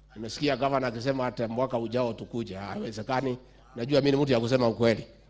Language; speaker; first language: Swahili; non-native, local second language; Kalenjin